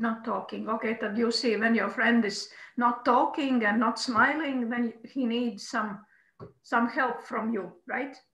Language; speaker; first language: English; non-native, fluent; Croatian